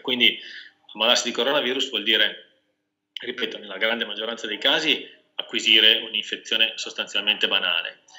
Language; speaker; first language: Italian; native; Italian